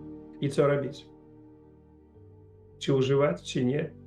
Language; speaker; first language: Polish; non-native, learner; Russian